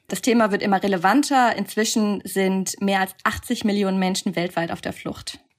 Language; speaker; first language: German; native; German